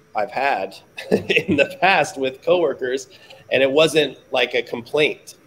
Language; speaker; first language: English; native; English